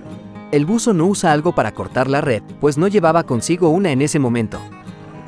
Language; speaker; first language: Spanish; native; Spanish